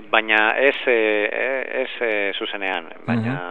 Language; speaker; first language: Basque; non-native, learner; Spanish